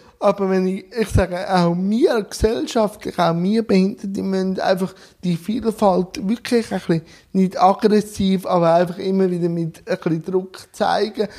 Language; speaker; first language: German; native; German